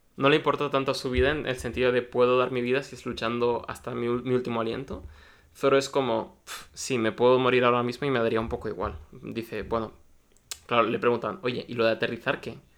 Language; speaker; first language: Spanish; early bilingual, other home language; Russian